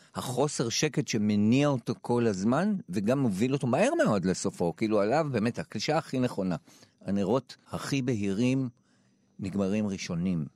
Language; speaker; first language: Hebrew; native; Hebrew